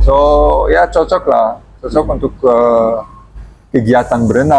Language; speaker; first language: Indonesian; non-native, learner; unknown